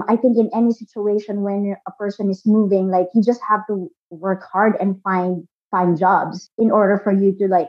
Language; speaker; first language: English; non-native, local second language; Filipino